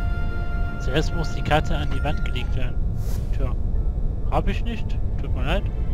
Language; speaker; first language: German; native; German